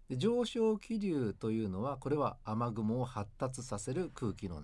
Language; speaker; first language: Japanese; native; Japanese